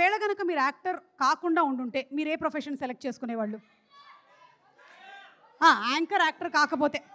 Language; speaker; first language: Telugu; native; Telugu